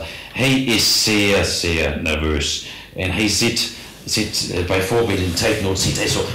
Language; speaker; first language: Dutch; non-native, fluent; Danish